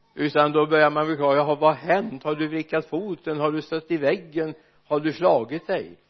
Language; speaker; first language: Swedish; native; Swedish